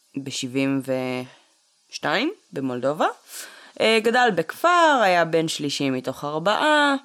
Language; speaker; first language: Hebrew; early bilingual, other home language; Russian